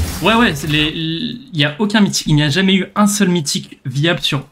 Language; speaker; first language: French; native; French